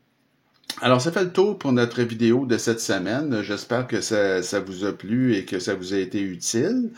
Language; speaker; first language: French; native; French